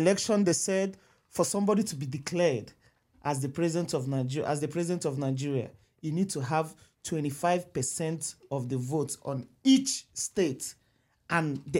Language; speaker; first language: English; non-native, local second language; Igbo